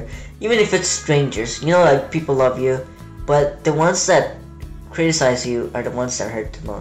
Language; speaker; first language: English; native; English